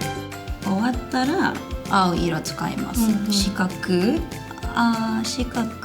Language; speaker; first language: Japanese; non-native, fluent; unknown